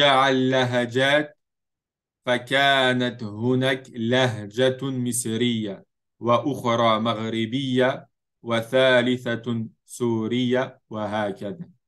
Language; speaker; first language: Arabic; non-native, fluent; French